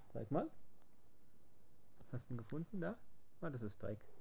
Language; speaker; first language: German; native; German